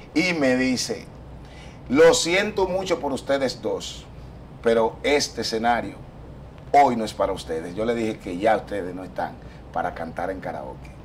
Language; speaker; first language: Spanish; native; Spanish